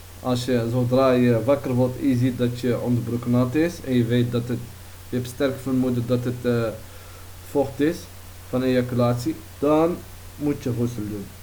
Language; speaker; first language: Dutch; early bilingual, other home language; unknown